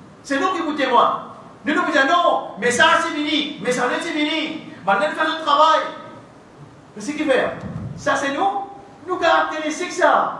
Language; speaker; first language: French; non-native, local second language; Morisyen